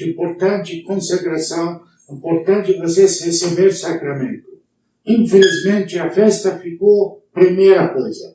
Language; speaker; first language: Portuguese; non-native, learner; Arabic